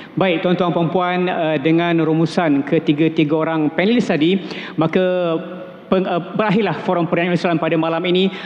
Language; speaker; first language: Malay; native; Malay